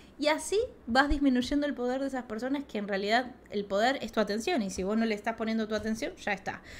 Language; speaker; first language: Spanish; native; Spanish